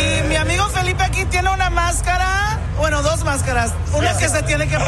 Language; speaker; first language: Spanish; early bilingual, heritage; Spanish